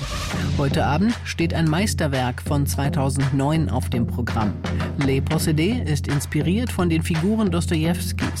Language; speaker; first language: German; native; German